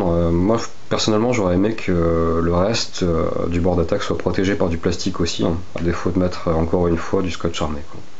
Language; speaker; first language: French; native; French